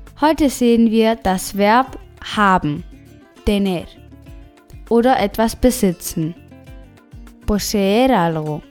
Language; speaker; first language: German; non-native, fluent; Spanish